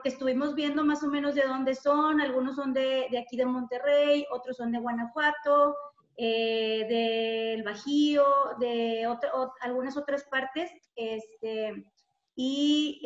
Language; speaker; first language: Spanish; native; Spanish